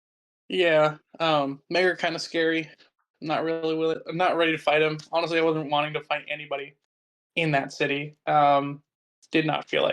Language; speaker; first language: English; native; English